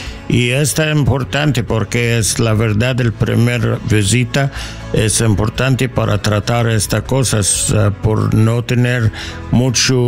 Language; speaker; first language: Spanish; non-native, learner; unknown